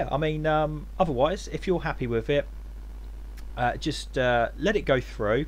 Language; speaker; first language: English; native; English